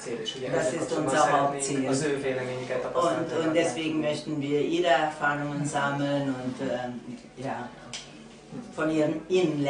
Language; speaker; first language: German; non-native, fluent; Hungarian